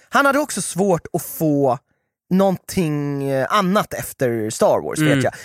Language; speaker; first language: Swedish; native; Swedish